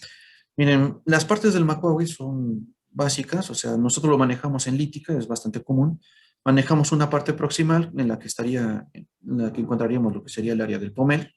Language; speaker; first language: Spanish; native; Spanish